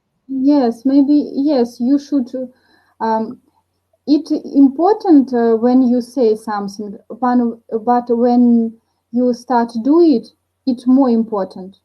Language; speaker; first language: English; non-native, learner; Russian